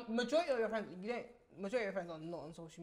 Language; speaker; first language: English; early bilingual, other home language; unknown